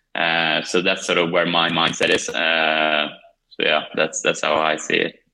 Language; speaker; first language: English; non-native, fluent; Swedish